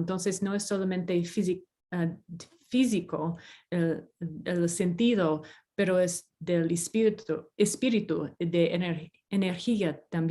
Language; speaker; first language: Spanish; non-native, fluent; English